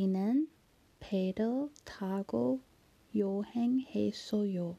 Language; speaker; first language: Korean; non-native, learner; English